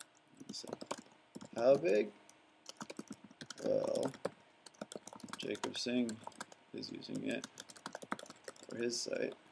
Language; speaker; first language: English; native; English